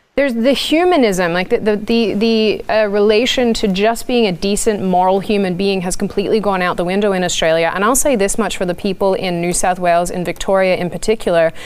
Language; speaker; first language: English; native; English